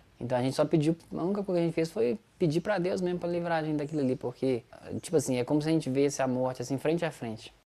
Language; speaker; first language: Portuguese; native; Portuguese